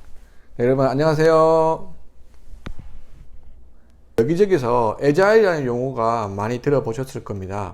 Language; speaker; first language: Korean; native; Korean